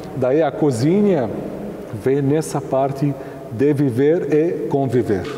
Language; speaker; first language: Portuguese; non-native, fluent; Arabic